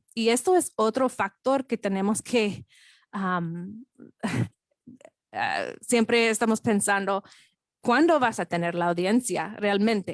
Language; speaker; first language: Spanish; non-native, fluent; English